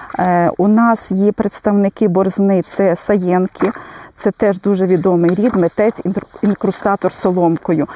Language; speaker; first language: Ukrainian; native; Ukrainian